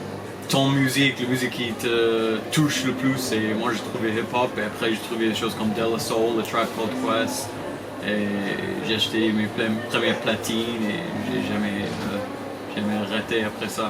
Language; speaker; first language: French; non-native, fluent; English